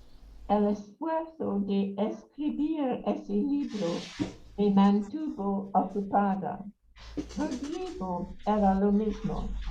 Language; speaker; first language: Spanish; non-native, learner; English